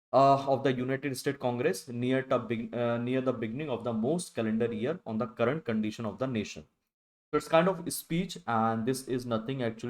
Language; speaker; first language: English; non-native, local second language; Hindi